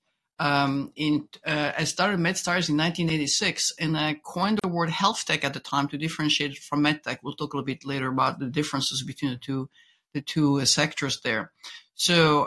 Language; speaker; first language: English; non-native, fluent; French